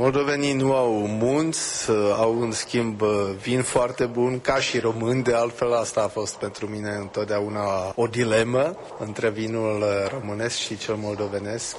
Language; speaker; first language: Romanian; non-native, fluent; Czech